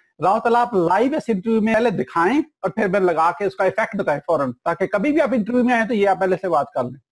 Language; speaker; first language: Urdu; non-native, local second language; Punjabi